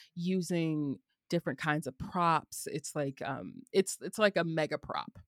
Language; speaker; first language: English; native; English